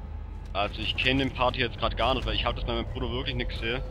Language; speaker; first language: German; native; German